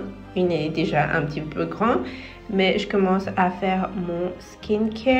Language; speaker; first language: French; non-native, fluent; Spanish